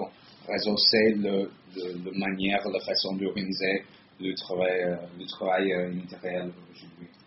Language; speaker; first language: French; non-native, fluent; Italian